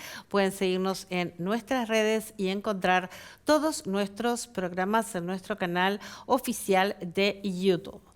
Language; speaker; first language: Spanish; native; Spanish